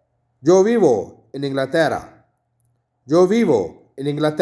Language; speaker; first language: Spanish; non-native, fluent; Urdu